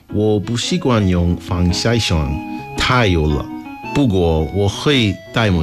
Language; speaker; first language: Chinese; non-native, learner; English